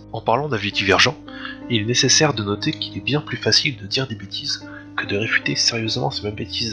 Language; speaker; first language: French; native; French